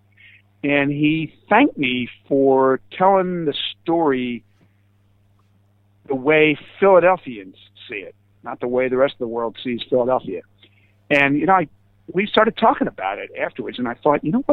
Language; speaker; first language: English; native; English